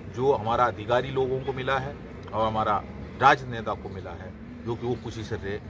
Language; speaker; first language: Hindi; non-native, local second language; Malayalam